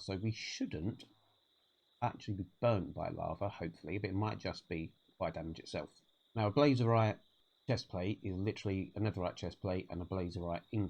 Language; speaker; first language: English; native; English